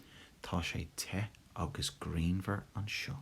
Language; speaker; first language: Irish; non-native, local second language; English